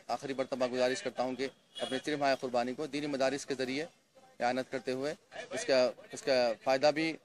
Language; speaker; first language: Urdu; native; Urdu